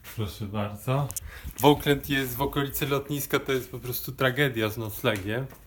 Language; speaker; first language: Polish; native; Polish